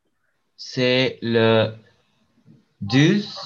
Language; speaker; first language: French; non-native, learner; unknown